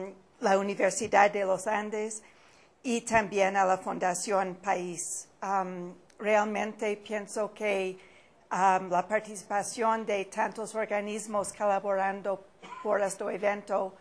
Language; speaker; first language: Spanish; non-native, fluent; English